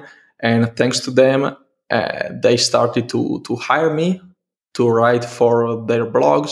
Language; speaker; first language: English; non-native, fluent; Italian